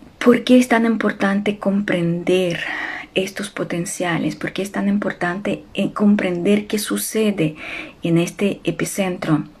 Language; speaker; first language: Spanish; non-native, fluent; Ukrainian